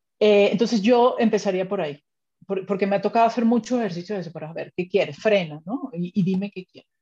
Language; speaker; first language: Spanish; native; Spanish